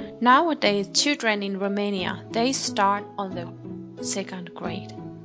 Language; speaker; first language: English; non-native, fluent; Romanian